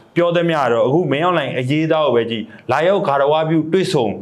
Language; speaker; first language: Burmese; native; Burmese